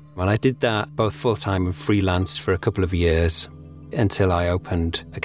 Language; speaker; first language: English; native; English